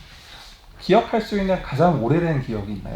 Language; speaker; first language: Korean; native; Korean